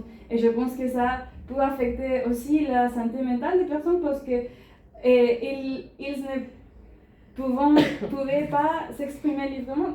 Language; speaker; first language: French; non-native, learner; Spanish